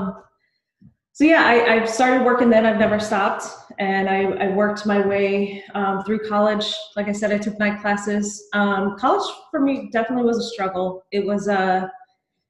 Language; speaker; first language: English; native; English